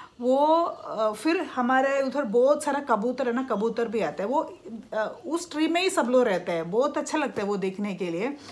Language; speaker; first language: Hindi; non-native, local second language; Malayalam